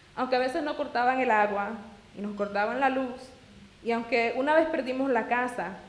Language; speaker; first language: Spanish; early bilingual, other home language; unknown